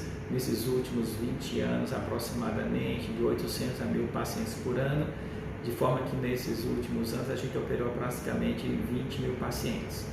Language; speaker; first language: Portuguese; native; Portuguese